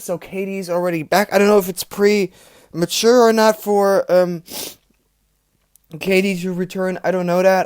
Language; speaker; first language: English; native; English